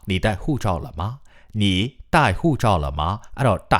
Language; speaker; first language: Chinese; non-native, fluent; Burmese